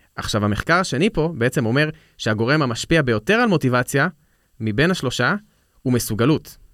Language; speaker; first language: Hebrew; native; Hebrew